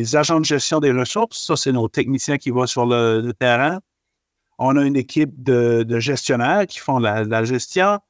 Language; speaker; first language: French; native; French